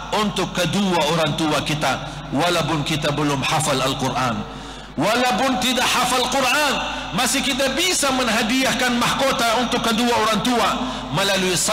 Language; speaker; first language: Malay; non-native, fluent; Arabic